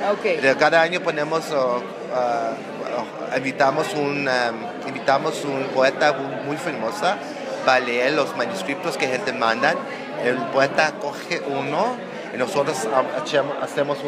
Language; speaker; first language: Spanish; non-native, learner; English